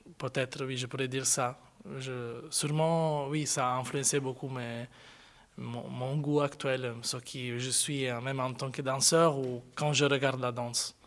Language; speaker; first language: French; non-native, fluent; Italian